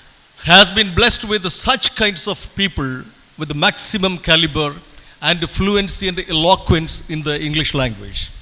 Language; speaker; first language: English; non-native, local second language; Tamil